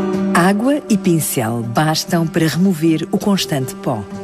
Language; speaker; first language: Portuguese; native; Portuguese